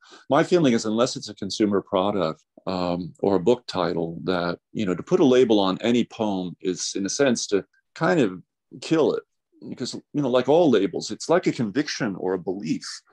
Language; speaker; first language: English; native; English